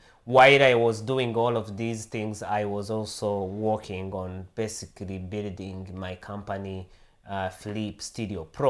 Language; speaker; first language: English; non-native, local second language; Kinyarwanda